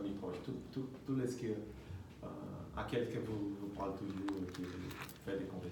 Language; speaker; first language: French; non-native, learner; Portuguese